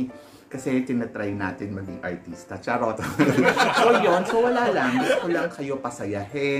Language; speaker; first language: Filipino; native; Filipino